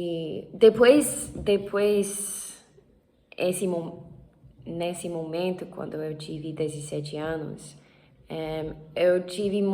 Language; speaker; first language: Portuguese; non-native, learner; English